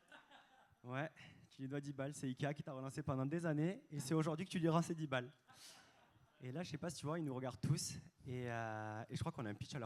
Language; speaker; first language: French; native; French